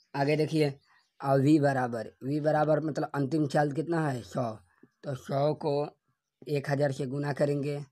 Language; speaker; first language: Hindi; native; Hindi